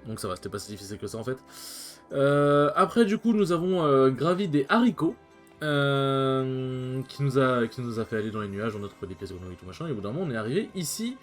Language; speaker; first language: French; native; French